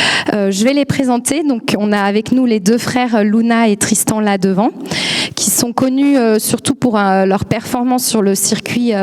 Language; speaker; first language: French; native; French